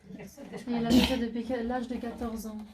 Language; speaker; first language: French; non-native, local second language; Arabic